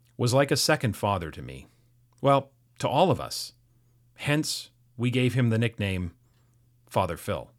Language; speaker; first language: English; native; English